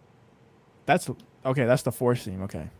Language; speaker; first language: English; native; English